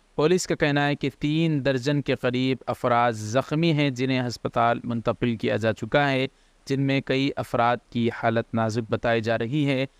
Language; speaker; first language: Urdu; native; Urdu